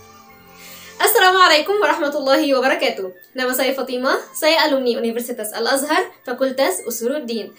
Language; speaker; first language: Indonesian; non-native, fluent; Arabic